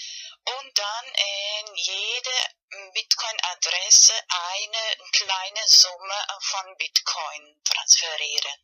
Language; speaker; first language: German; non-native, fluent; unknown